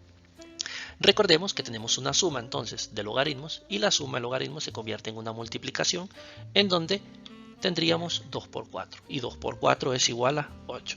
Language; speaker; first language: Spanish; native; Spanish